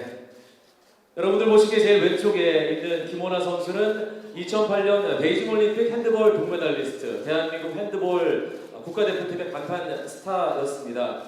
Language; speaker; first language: Korean; native; Korean